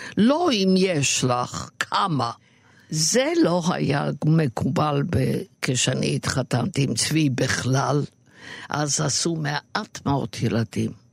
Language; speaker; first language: Hebrew; non-native, fluent; Yiddish